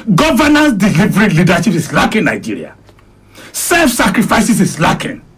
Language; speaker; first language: English; non-native, local second language; Yoruba